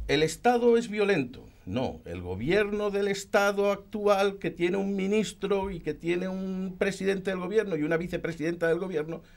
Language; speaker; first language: Spanish; non-native, local second language; Catalan